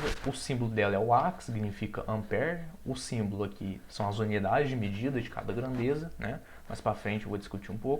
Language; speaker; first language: Portuguese; native; Portuguese